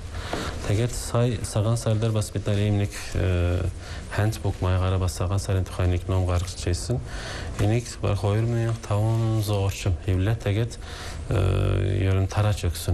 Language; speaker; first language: Mongolian; non-native, fluent; Turkish